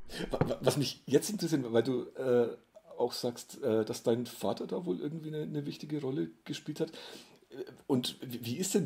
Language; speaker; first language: German; native; German